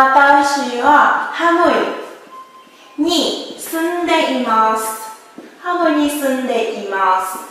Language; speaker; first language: Japanese; non-native, learner; Vietnamese